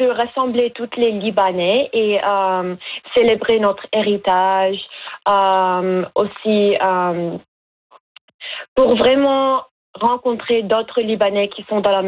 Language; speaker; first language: French; non-native, local second language; Arabic